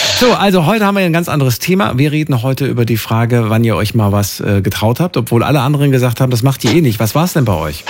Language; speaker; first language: German; native; German